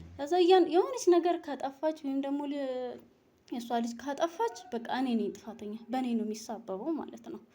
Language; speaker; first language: Amharic; native; Amharic